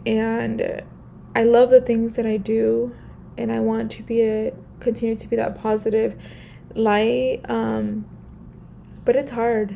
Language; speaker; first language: English; early bilingual, other home language; Spanish